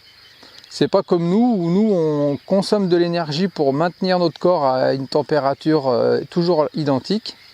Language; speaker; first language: French; native; French